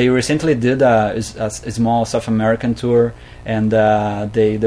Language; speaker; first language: English; non-native, fluent; Portuguese